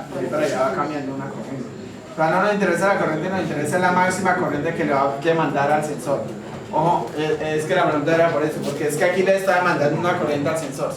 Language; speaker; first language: Spanish; native; Spanish